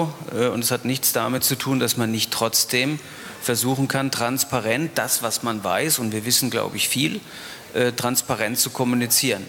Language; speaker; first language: German; native; German